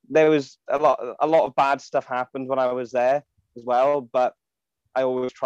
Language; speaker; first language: English; native; English